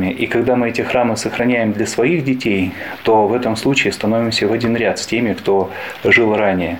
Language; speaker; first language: Russian; native; Russian